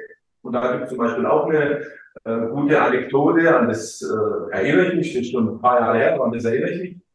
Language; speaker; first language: German; early bilingual, other home language; Croatian